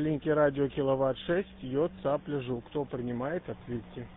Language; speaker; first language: Russian; native; Russian